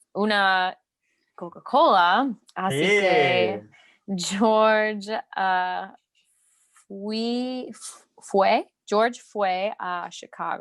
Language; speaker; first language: Spanish; non-native, learner; English